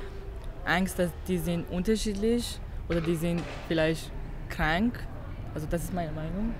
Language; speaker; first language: German; non-native, fluent; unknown